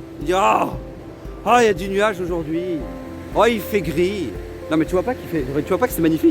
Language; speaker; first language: French; native; French